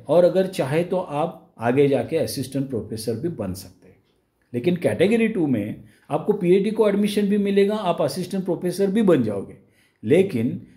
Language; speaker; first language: Hindi; non-native, local second language; Marathi